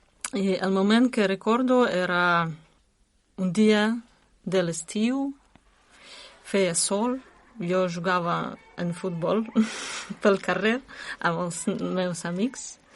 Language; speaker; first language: Catalan; non-native, learner; Russian